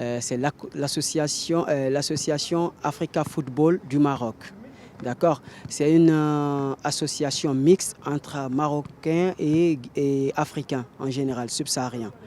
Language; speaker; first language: French; non-native, local second language; Fula